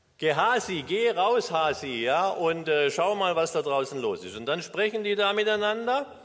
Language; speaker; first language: German; native; German